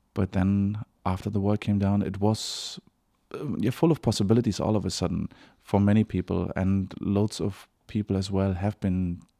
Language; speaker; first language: English; non-native, fluent; German